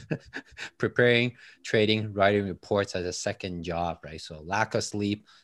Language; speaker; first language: English; non-native, fluent; Chinese